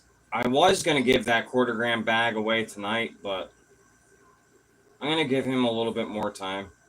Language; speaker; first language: English; native; English